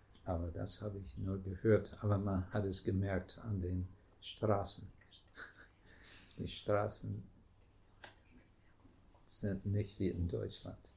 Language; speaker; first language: German; non-native, fluent; English